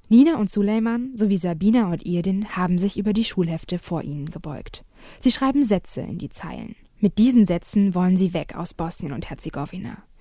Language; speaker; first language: German; native; German